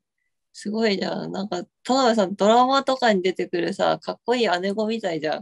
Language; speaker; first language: Japanese; native; Japanese